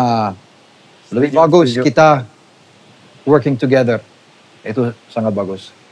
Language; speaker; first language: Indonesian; non-native, fluent; English